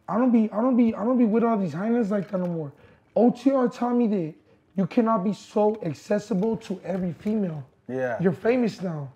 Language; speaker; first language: English; native; English